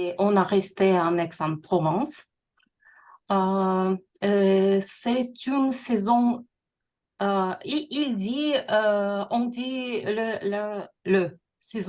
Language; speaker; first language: French; non-native, learner; Russian